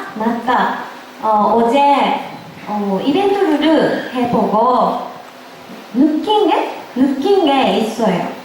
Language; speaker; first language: Korean; non-native, learner; Japanese